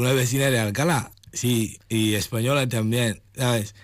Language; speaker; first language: Spanish; non-native, learner; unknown